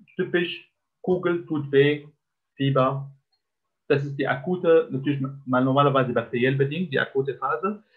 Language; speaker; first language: German; non-native, fluent; Arabic